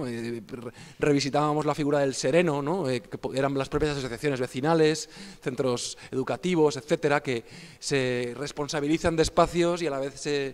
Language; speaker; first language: Spanish; native; Spanish